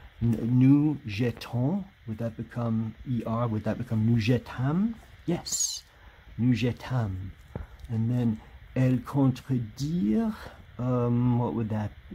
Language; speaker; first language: English; native; English